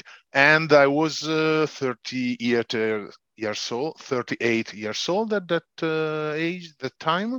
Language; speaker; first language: English; non-native, fluent; Italian